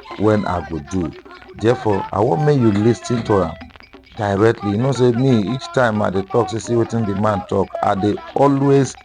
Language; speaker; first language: Nigerian Pidgin; non-native, local second language; Igbo